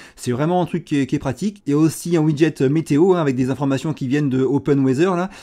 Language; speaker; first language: French; native; French